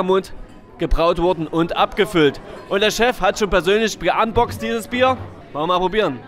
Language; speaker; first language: German; native; German